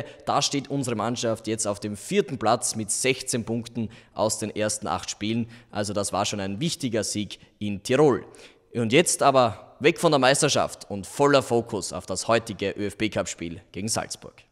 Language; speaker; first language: German; native; German